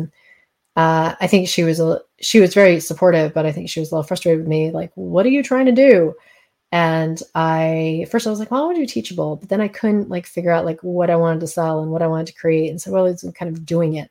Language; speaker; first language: English; native; English